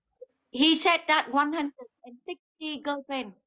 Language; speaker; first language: English; non-native, learner; Vietnamese